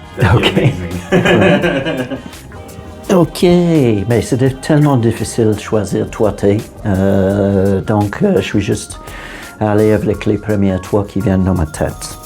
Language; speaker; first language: French; non-native, fluent; English